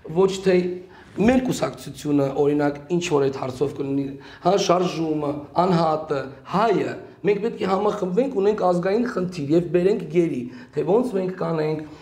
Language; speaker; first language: Armenian; native; Armenian